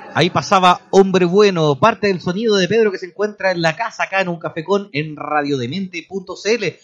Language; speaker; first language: Spanish; native; Spanish